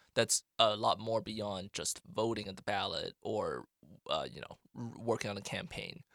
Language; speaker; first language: English; non-native, fluent; Chinese